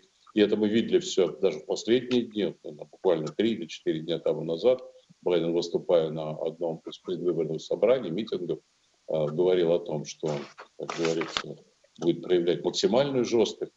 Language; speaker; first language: Russian; native; Russian